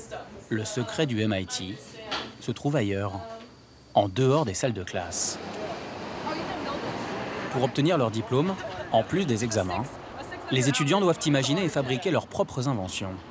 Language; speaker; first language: French; native; French